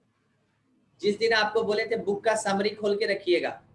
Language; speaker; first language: Hindi; native; Hindi